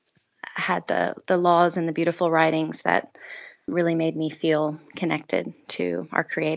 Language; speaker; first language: English; native; English